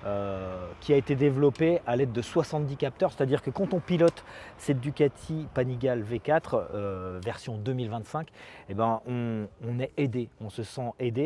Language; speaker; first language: French; native; French